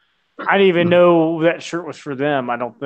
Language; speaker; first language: English; native; English